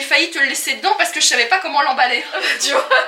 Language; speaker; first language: French; native; French